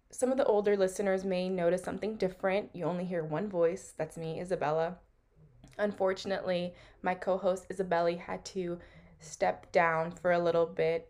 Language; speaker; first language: English; early bilingual, other home language; Portuguese